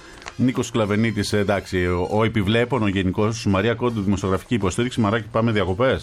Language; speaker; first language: Greek; native; Greek